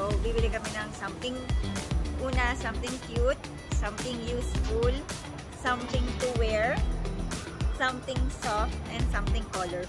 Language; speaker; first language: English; non-native, local second language; Filipino